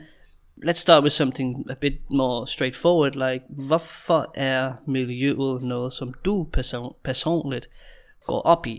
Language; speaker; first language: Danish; non-native, fluent; English